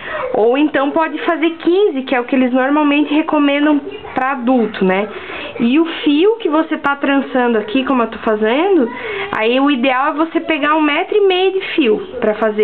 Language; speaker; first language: Portuguese; native; Portuguese